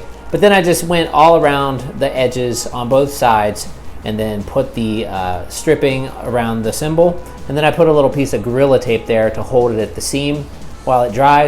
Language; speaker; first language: English; native; English